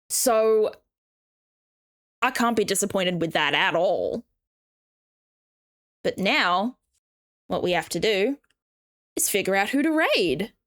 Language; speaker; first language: English; native; English